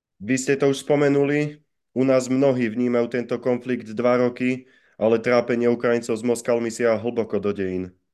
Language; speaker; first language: Slovak; native; Slovak